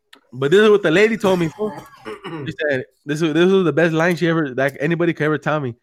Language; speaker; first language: English; early bilingual, other home language; Spanish